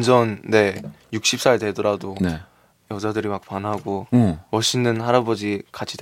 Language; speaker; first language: Korean; early bilingual, heritage; Korean